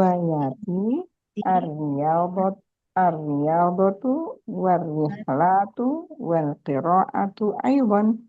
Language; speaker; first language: Arabic; non-native, learner; Indonesian